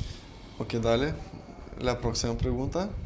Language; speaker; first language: Spanish; non-native, fluent; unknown